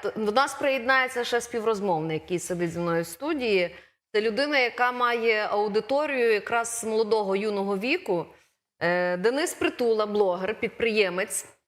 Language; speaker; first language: Ukrainian; native; Ukrainian